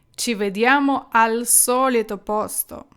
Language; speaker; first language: Italian; non-native, fluent; Ukrainian